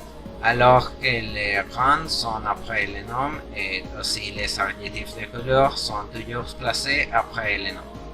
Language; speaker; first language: French; non-native, learner; Spanish